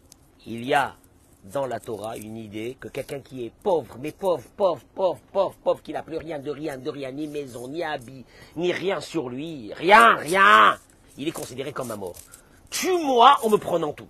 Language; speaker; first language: French; native; French